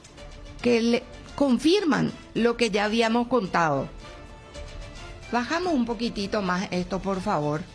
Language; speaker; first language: Spanish; native; Spanish